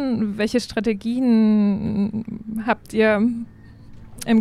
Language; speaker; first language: German; native; German